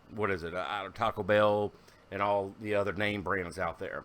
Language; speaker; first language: English; native; English